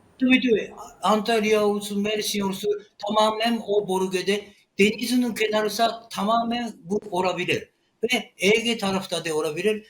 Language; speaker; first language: Turkish; non-native, learner; Japanese